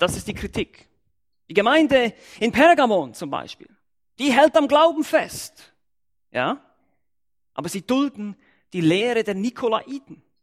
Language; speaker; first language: German; native; German